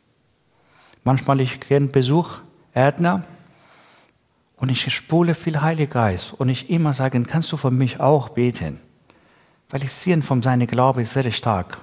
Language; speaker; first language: German; non-native, learner; Persian